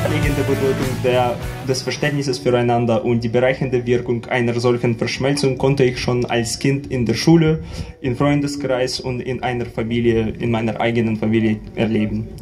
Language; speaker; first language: German; non-native, fluent; Ukrainian